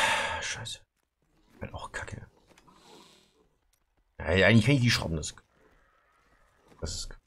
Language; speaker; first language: German; native; German